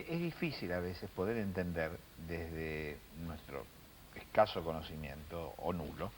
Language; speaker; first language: Spanish; native; Spanish